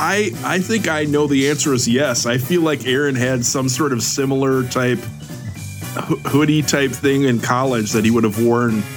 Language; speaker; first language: English; native; English